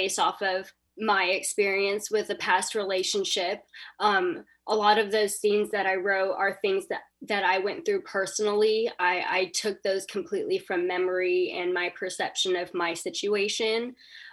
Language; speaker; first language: English; native; English